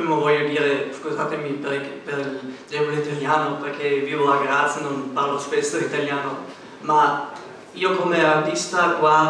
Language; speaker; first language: Italian; non-native, local second language; German